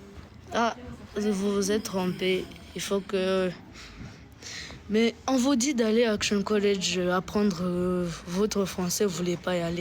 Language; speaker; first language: French; non-native, local second language; Kinyarwanda